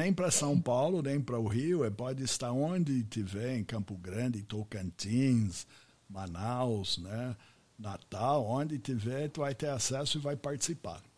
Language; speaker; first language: Portuguese; non-native, fluent; English